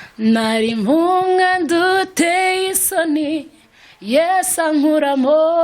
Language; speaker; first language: Kinyarwanda; early bilingual, heritage; Kinyarwanda